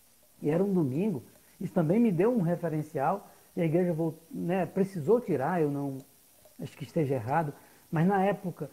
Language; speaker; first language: Portuguese; native; Portuguese